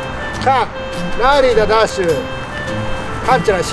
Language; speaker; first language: Chinese; non-native, fluent; Japanese